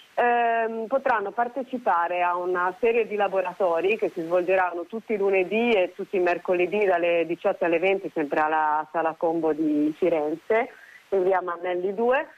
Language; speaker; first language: Italian; native; Italian